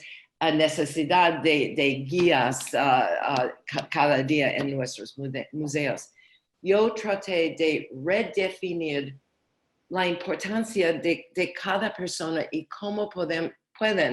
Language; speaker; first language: Spanish; non-native, learner; English